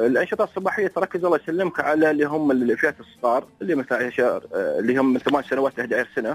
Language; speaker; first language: Arabic; native; Arabic